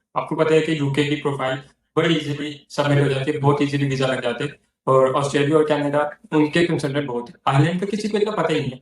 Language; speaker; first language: Urdu; non-native, local second language; Northern Hindko